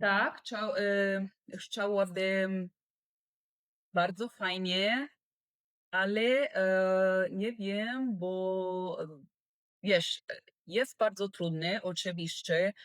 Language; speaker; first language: Polish; non-native, learner; Italian